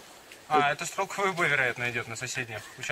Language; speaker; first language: Russian; native; Russian